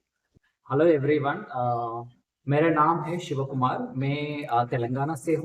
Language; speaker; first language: Hindi; non-native, local second language; Telugu